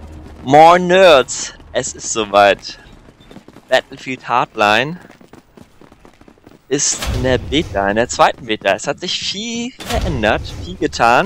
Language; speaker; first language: German; native; German